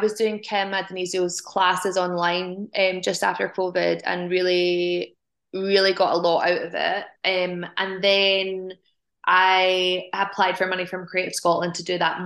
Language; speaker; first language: English; native; English